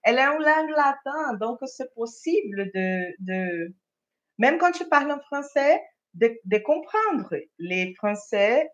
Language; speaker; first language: French; non-native, fluent; Portuguese